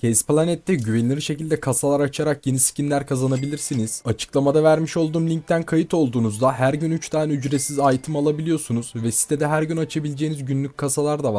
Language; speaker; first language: Turkish; native; Turkish